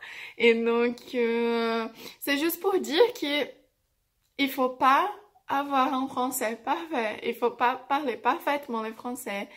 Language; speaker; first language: French; non-native, fluent; Portuguese